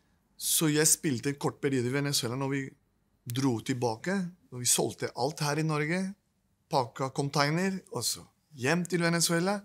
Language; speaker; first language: Norwegian; non-native, fluent; Spanish